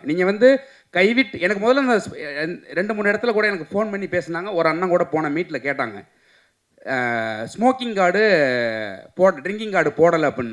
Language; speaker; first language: Tamil; native; Tamil